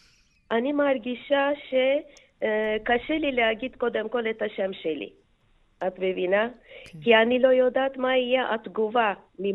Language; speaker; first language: Hebrew; non-native, fluent; Turkish